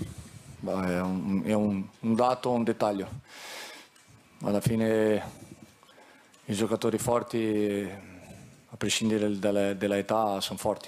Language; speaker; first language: Italian; non-native, fluent; Portuguese